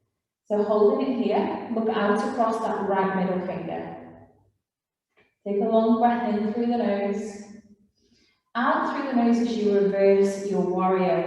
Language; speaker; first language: English; native; English